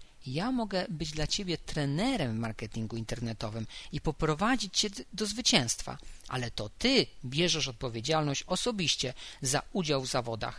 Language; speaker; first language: Polish; native; Polish